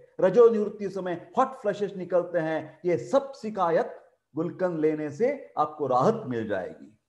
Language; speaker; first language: Hindi; non-native, local second language; Marathi